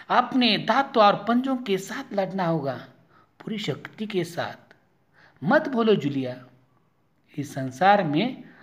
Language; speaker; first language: Hindi; non-native, local second language; Marathi